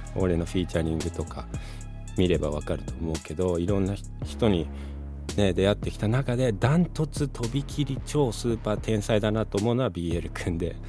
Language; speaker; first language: Japanese; early bilingual, other home language; Spanish